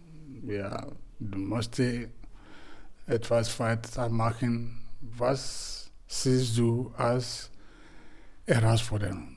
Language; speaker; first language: German; non-native, fluent; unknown